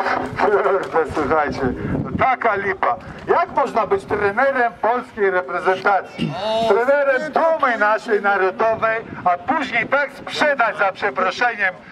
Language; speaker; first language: Polish; native; Polish